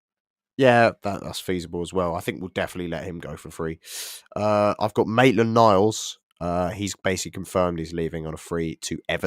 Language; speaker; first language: English; native; English